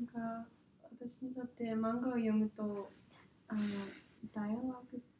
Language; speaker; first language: Japanese; non-native, fluent; English